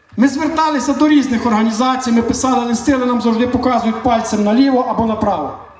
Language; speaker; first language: Ukrainian; native; Ukrainian